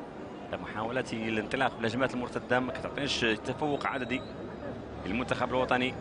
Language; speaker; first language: Arabic; native; Arabic